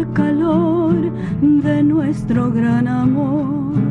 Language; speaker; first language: Spanish; early bilingual, heritage; Spanish